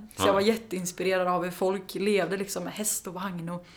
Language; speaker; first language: Swedish; native; Swedish